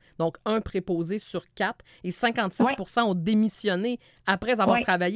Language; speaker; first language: French; native; French